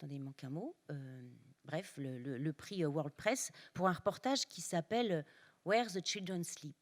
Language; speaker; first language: French; native; French